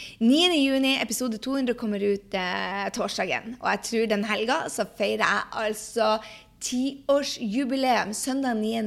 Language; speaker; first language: Norwegian; early bilingual, heritage; Norwegian